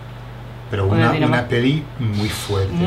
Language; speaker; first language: Spanish; non-native, fluent; English